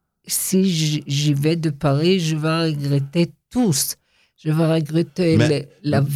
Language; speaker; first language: French; non-native, learner; Hebrew